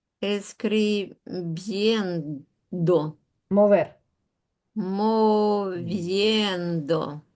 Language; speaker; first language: Spanish; non-native, learner; Ukrainian